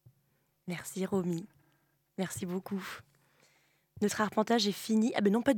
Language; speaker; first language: French; native; French